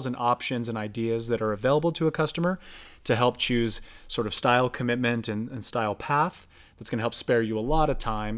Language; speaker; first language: English; native; English